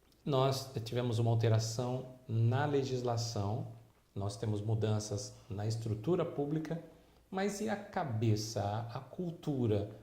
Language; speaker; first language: Portuguese; native; Portuguese